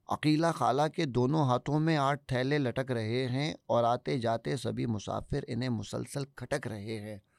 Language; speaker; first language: Urdu; native; Urdu